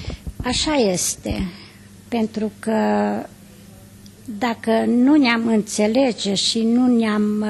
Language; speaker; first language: Romanian; non-native, local second language; Hungarian